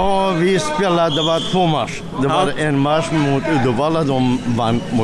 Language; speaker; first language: Swedish; non-native, learner; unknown